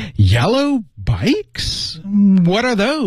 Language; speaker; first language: English; native; English